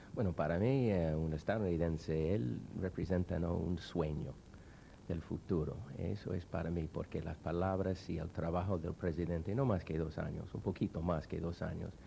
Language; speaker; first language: Spanish; non-native, fluent; English